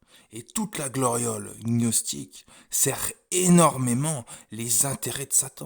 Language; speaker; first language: French; native; French